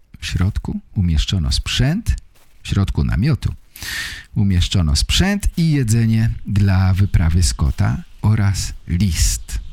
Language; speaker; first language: Polish; native; Polish